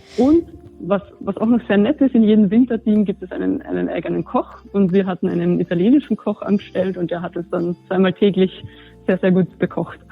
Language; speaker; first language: German; native; German